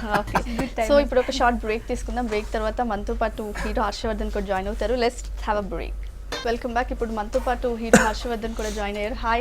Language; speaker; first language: Telugu; native; Telugu